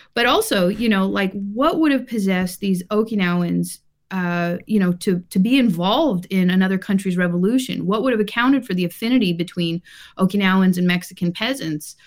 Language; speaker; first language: English; early bilingual, other home language; Japanese